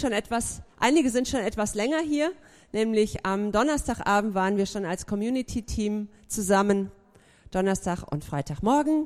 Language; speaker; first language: German; native; German